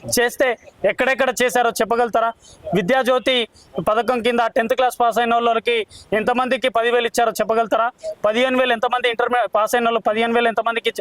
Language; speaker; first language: Telugu; non-native, local second language; Lambadi